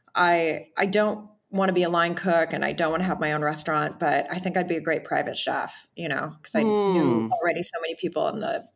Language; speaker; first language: English; native; English